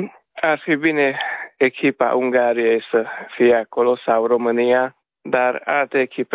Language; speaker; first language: Romanian; non-native, local second language; Hungarian